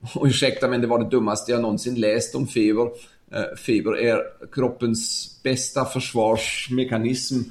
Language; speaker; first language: Swedish; non-native, fluent; German